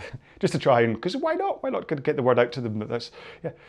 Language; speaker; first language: English; native; English